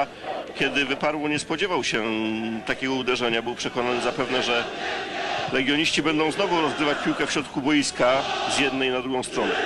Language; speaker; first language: Polish; native; Polish